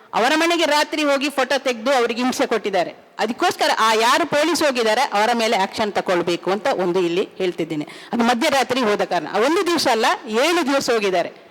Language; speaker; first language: Kannada; native; Kannada